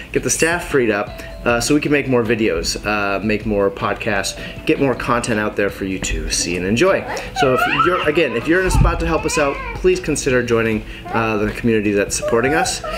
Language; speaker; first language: English; native; English